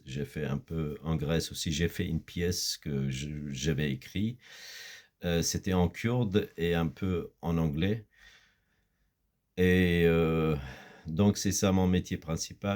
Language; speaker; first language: French; non-native, fluent; Kurdish